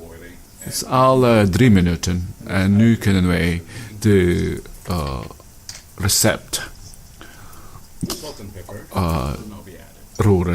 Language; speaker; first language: Dutch; non-native, fluent; Filipino